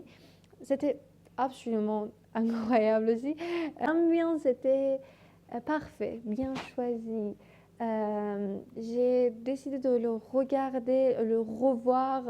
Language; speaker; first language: French; non-native, learner; Persian